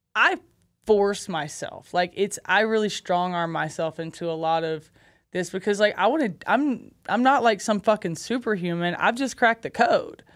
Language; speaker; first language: English; native; English